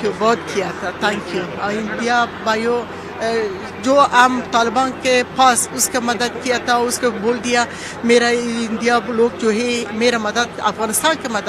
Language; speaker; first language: Hindi; non-native, learner; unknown